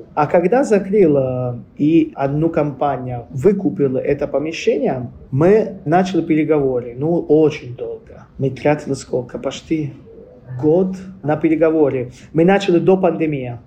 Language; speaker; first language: Russian; non-native, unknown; Italian